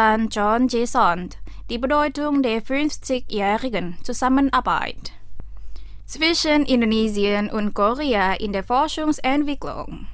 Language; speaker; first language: German; non-native, fluent; Indonesian